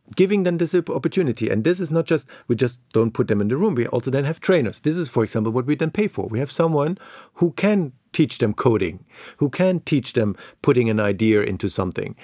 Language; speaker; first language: English; non-native, fluent; German